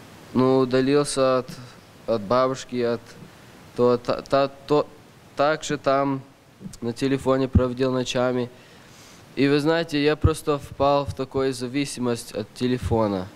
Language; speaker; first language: Russian; early bilingual, heritage; Russian